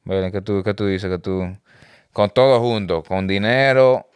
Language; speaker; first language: Spanish; early bilingual, heritage; Spanish